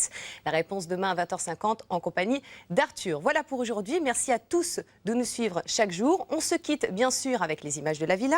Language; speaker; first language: French; native; French